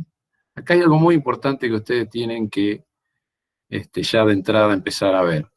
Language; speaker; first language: Spanish; native; Spanish